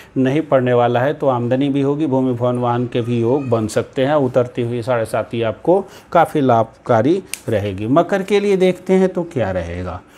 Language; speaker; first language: Hindi; native; Hindi